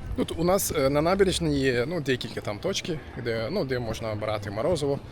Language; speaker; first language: Ukrainian; non-native, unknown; Turkish